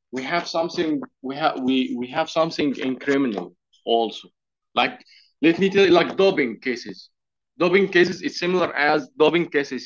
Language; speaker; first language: English; non-native, learner; Arabic